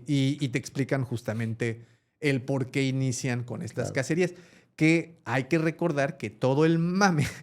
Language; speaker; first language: Spanish; native; Spanish